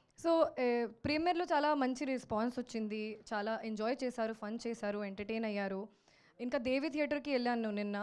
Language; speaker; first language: Telugu; non-native, local second language; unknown